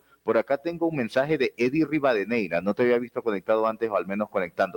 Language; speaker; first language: Spanish; native; Spanish